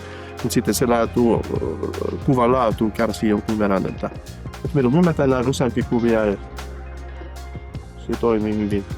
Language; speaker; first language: Finnish; non-native, fluent; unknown